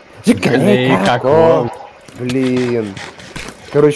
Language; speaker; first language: Russian; native; Russian